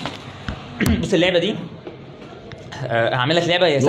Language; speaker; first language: Arabic; native; Arabic